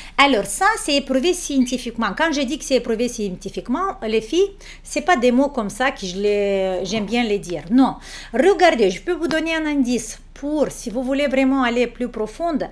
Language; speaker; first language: French; non-native, fluent; Romanian